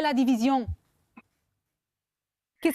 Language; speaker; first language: French; non-native, fluent; Romanian